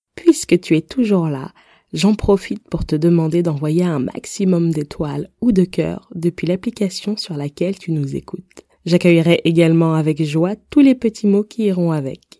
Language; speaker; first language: French; native; French